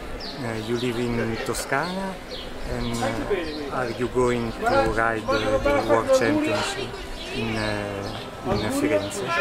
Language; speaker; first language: English; non-native, fluent; Italian